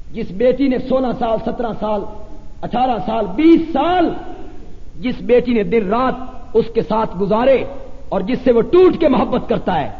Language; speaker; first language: Urdu; non-native, local second language; Punjabi